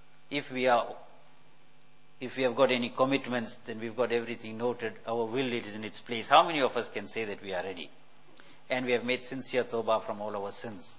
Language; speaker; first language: English; native; English